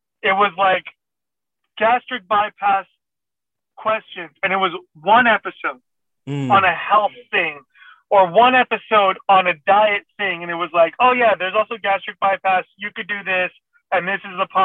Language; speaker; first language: English; non-native, fluent; Persian